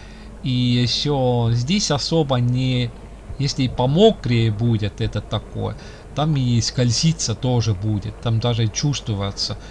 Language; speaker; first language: Russian; non-native, local second language; Estonian